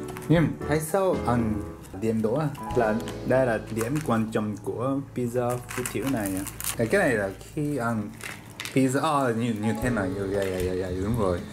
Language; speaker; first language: Vietnamese; non-native, learner; Japanese